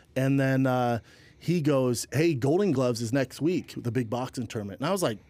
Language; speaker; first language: English; native; English